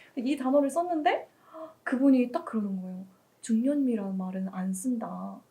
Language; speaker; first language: Korean; native; Korean